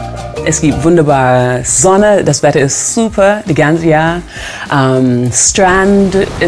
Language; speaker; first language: German; non-native, fluent; English